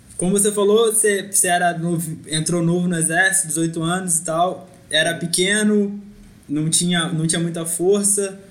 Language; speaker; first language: Portuguese; native; Portuguese